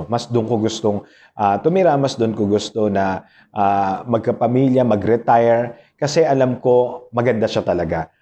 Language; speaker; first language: Filipino; non-native, local second language; Pampanga